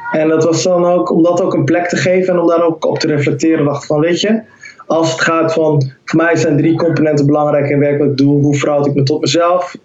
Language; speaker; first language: Dutch; early bilingual, other home language; Somali